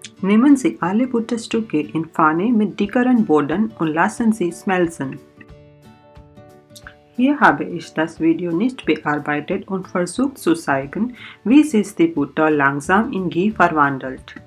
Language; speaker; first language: German; non-native, learner; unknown